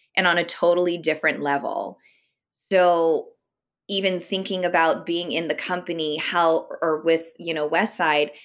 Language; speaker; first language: English; native; English